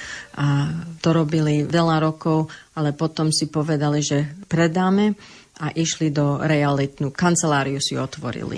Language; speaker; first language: Slovak; early bilingual, heritage; Slovak